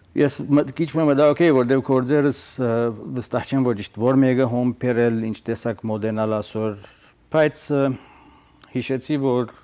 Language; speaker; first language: Armenian; early bilingual, heritage; Armenian